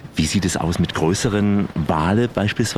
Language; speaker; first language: German; native; German